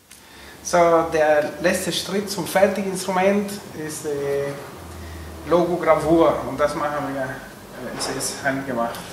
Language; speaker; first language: German; non-native, fluent; Spanish